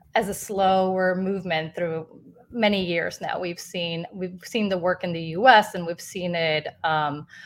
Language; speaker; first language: English; non-native, fluent; Spanish